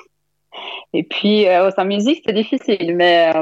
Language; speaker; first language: French; non-native, fluent; Italian